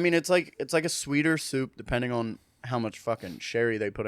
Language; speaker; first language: English; native; English